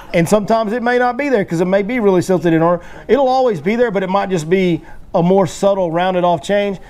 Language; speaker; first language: English; native; English